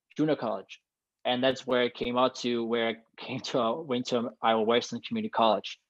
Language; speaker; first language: English; non-native, fluent; Danish